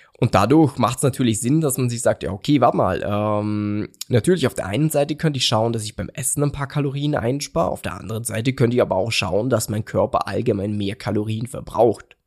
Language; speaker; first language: German; native; German